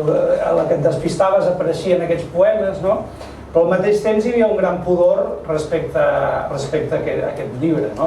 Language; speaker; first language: Catalan; native; Catalan